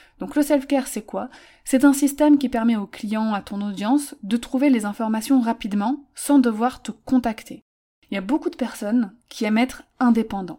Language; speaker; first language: French; native; French